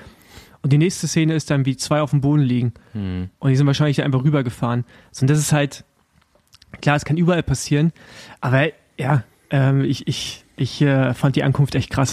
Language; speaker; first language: German; native; German